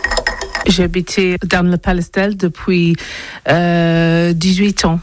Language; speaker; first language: French; non-native, learner; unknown